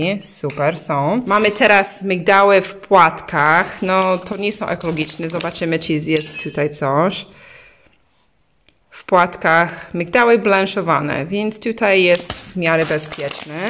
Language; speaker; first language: Polish; early bilingual, heritage; English